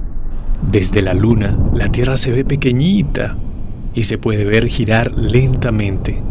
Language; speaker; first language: Spanish; native; Spanish